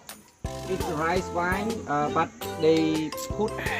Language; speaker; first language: English; non-native, fluent; Khmer